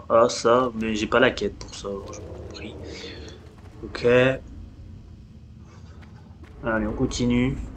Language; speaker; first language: French; native; French